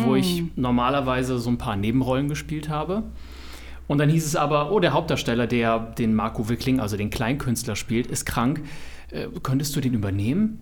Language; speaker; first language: German; native; German